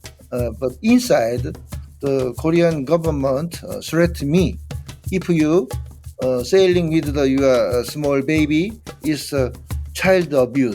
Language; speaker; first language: English; non-native, learner; Korean